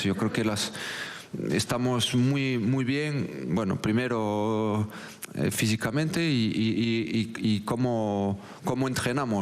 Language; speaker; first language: Spanish; non-native, local second language; French